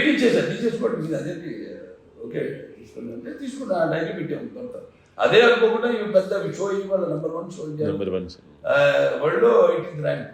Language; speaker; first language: Telugu; native; Telugu